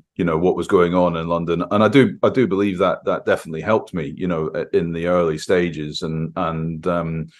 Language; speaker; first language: English; native; English